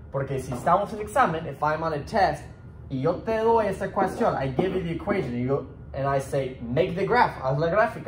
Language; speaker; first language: Spanish; non-native, fluent; English